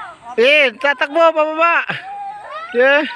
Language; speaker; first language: Filipino; native; Filipino